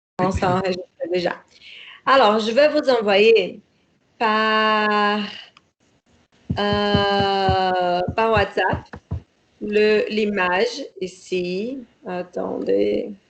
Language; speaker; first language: French; non-native, fluent; Portuguese